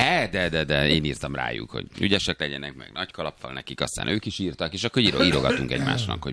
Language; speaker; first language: Hungarian; native; Hungarian